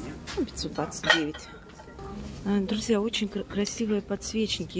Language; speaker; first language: Russian; native; Russian